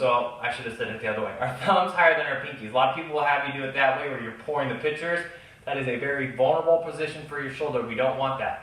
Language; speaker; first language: English; native; English